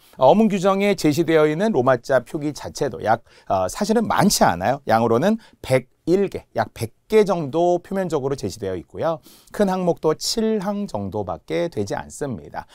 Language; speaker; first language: Korean; native; Korean